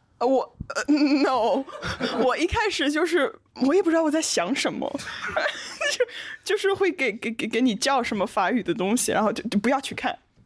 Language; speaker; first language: Chinese; non-native, fluent; French